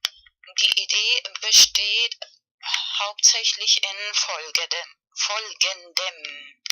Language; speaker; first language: German; non-native, learner; Spanish